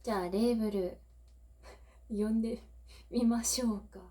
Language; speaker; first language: Japanese; non-native, learner; English